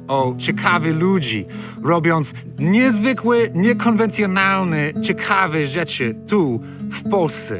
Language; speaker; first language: Polish; non-native, learner; English